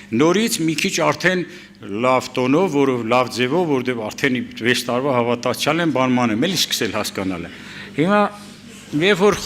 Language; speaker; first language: Armenian; native; Armenian